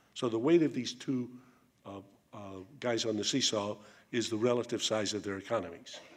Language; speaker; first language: English; native; English